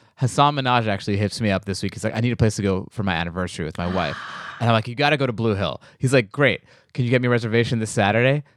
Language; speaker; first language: English; native; English